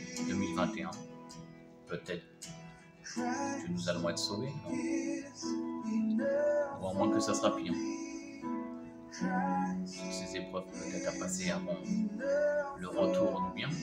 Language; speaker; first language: French; native; French